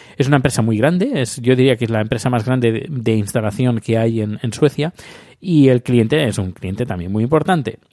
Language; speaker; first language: Spanish; native; Spanish